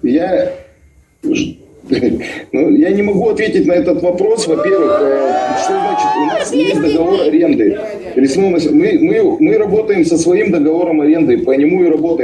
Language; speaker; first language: Russian; native; Russian